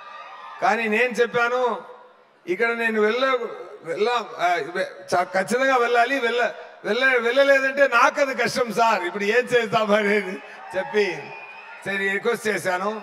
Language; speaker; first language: Telugu; non-native, fluent; Tamil